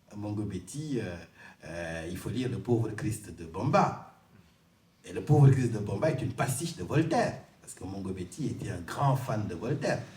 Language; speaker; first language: French; non-native, local second language; Wolof